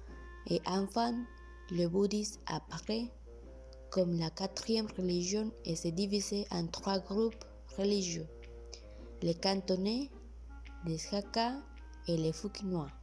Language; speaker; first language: French; non-native, learner; Spanish